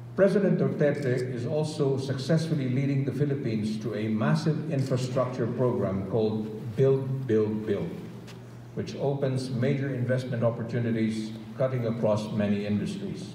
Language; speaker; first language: English; non-native, local second language; Filipino